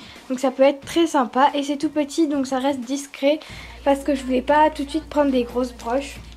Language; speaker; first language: French; native; French